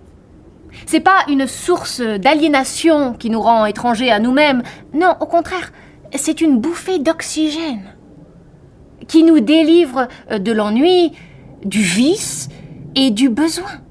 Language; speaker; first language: French; native; French